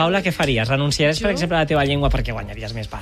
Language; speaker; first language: Catalan; native; Catalan